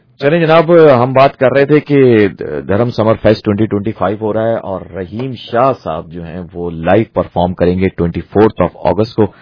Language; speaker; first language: Urdu; native; Urdu